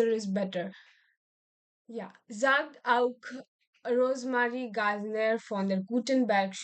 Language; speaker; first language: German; non-native, learner; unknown